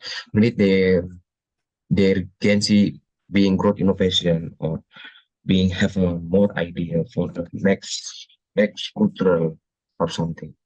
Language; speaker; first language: English; non-native, learner; Indonesian